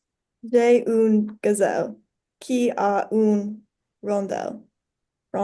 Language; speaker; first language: French; non-native, learner; English